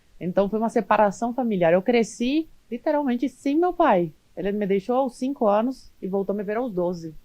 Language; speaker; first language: Portuguese; early bilingual, other home language; Spanish